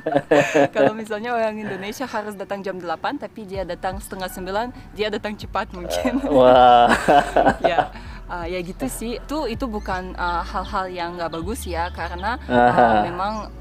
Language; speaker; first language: Indonesian; non-native, fluent; Russian